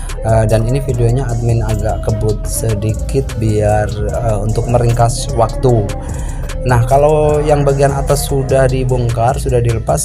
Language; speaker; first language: Indonesian; native; Indonesian